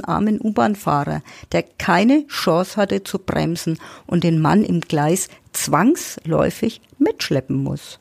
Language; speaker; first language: German; native; German